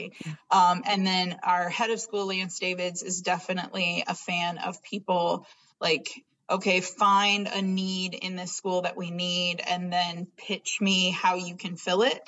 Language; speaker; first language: English; native; English